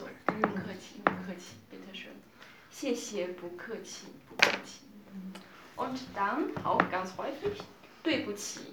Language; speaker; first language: German; non-native, learner; Chinese